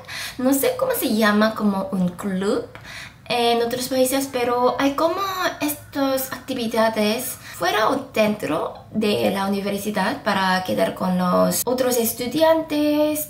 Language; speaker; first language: Spanish; non-native, fluent; Korean